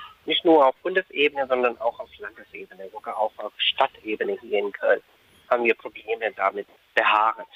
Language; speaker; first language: German; non-native, fluent; Urdu